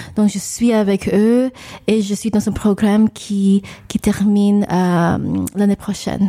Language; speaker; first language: French; non-native, learner; English